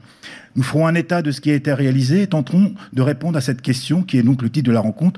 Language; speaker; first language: French; native; French